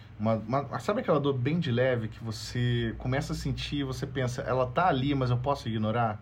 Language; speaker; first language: Portuguese; native; Portuguese